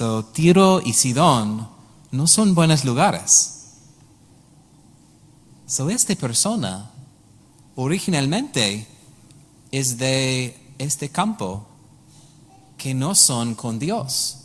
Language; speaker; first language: Spanish; non-native, learner; English